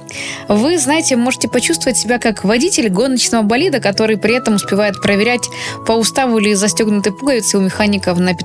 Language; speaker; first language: Russian; native; Russian